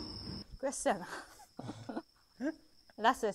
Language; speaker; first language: Japanese; native; Japanese